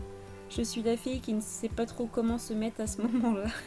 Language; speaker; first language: French; native; French